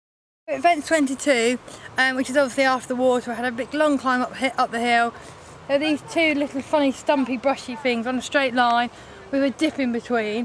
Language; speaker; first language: English; native; English